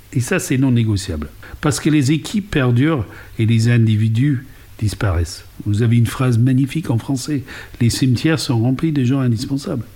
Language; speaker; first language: French; non-native, fluent; English